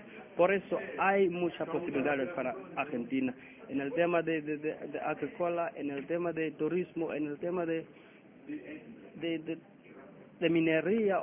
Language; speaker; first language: Spanish; non-native, learner; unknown